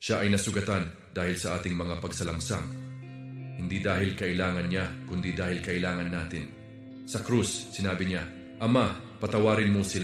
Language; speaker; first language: Filipino; native; Filipino